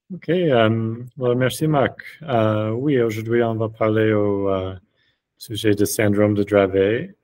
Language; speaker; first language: French; non-native, fluent; English